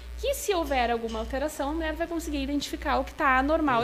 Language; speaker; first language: Portuguese; native; Portuguese